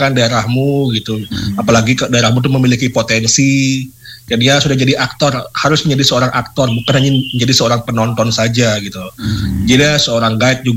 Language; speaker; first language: Indonesian; native; Indonesian